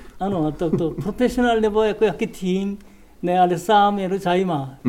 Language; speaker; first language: Czech; non-native, learner; Korean